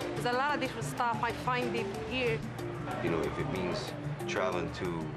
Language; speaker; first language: English; native; English